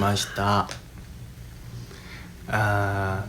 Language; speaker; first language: Japanese; non-native, learner; Korean